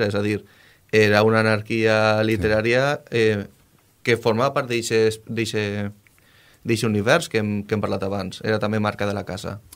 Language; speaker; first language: Catalan; native; Catalan